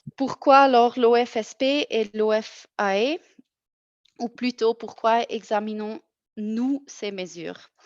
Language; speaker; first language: French; non-native, local second language; German